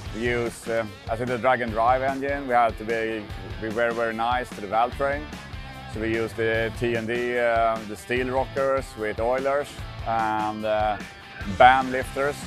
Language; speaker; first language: English; non-native, fluent; Swedish